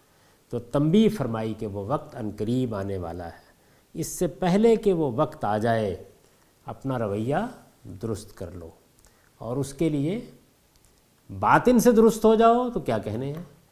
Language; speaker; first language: Urdu; native; Urdu